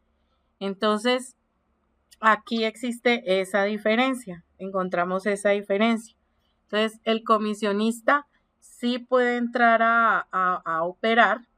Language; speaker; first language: Spanish; native; Spanish